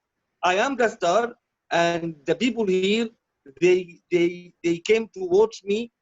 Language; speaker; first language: English; non-native, learner; Arabic